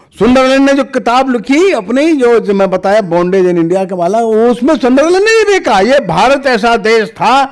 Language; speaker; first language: Hindi; native; Hindi